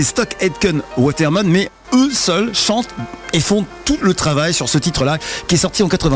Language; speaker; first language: French; native; French